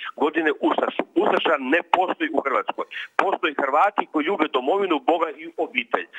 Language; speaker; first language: Croatian; native; Croatian